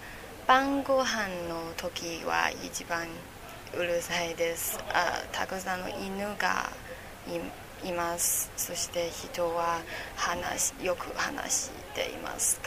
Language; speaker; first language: Japanese; non-native, learner; Chinese